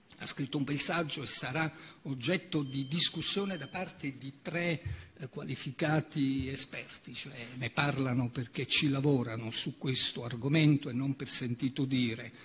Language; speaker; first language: Italian; native; Italian